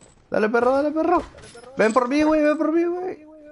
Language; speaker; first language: Spanish; early bilingual, heritage; Spanish